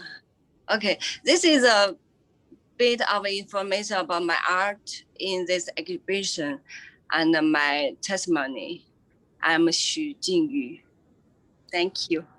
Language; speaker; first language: English; non-native, fluent; Chinese